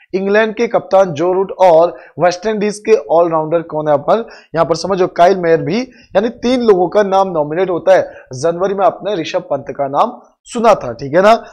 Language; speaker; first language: Hindi; native; Hindi